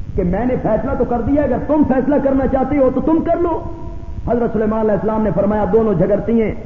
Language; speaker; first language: Urdu; non-native, local second language; Punjabi